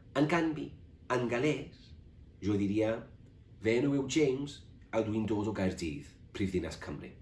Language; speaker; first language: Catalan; non-native, fluent; English